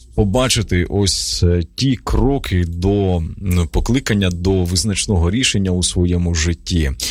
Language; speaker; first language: Ukrainian; native; Ukrainian